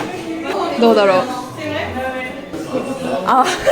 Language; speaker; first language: Japanese; non-native, learner; French